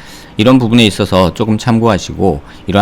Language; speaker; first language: Korean; native; Korean